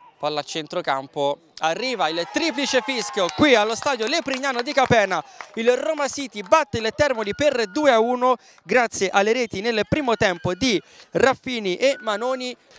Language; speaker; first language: Italian; native; Italian